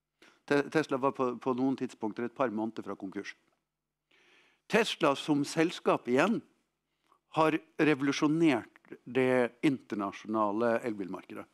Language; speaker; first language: Norwegian; non-native, fluent; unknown